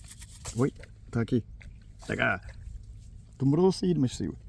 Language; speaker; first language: Portuguese; native; Portuguese